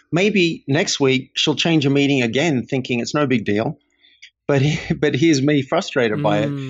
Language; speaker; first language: English; native; English